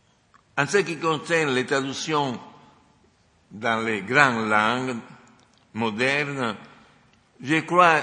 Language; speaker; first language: French; non-native, fluent; Italian